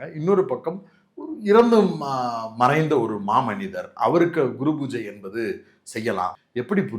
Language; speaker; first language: Tamil; native; Tamil